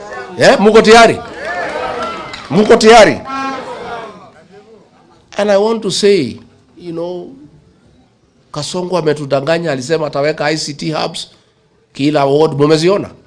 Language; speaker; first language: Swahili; non-native, local second language; Kikuyu